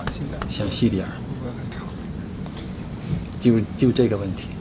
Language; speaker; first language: Chinese; non-native, fluent; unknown